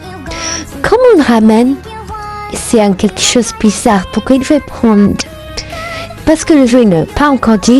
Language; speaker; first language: French; non-native, learner; Arabic